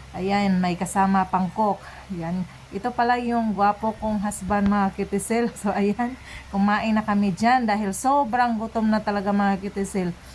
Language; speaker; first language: Filipino; non-native, local second language; Cebuano